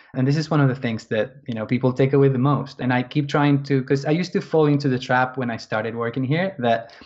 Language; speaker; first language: English; non-native, fluent; Spanish